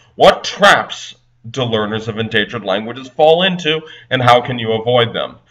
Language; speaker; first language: English; native; English